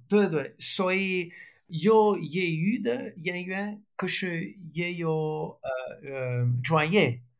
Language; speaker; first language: Chinese; non-native, learner; French